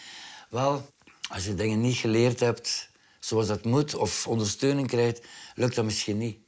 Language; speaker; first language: Dutch; native; Dutch